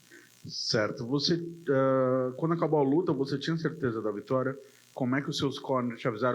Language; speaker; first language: Portuguese; native; Portuguese